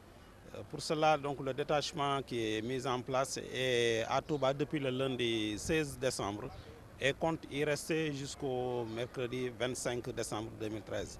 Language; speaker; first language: French; non-native, local second language; Wolof